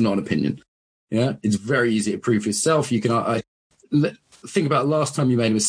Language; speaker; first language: English; native; English